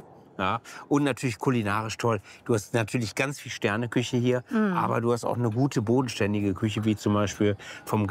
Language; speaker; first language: German; native; German